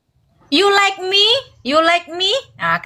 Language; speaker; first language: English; non-native, learner; Indonesian